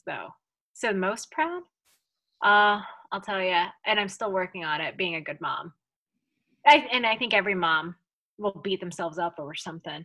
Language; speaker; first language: English; early bilingual, other home language; Filipino